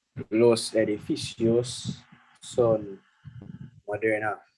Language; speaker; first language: Spanish; non-native, learner; English